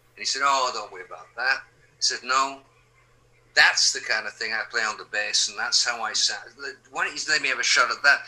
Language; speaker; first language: English; native; English